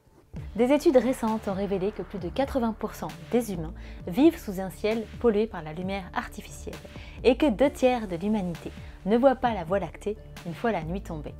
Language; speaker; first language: French; native; French